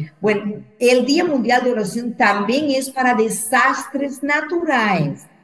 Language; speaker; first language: Portuguese; non-native, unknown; Spanish